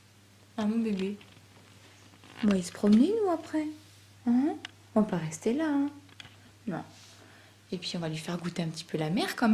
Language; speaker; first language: French; native; French